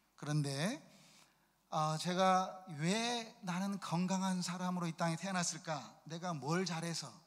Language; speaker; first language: Korean; native; Korean